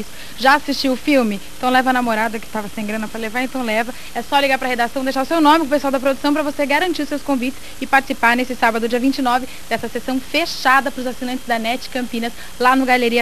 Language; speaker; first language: Portuguese; native; Portuguese